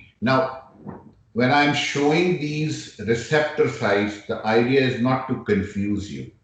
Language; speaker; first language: English; non-native, local second language; Urdu